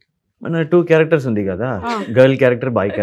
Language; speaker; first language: Telugu; non-native, learner; Tamil